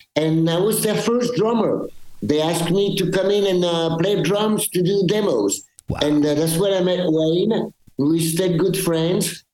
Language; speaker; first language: English; early bilingual, other home language; French